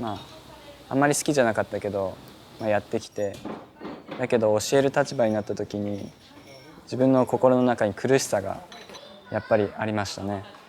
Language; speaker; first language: Japanese; native; Japanese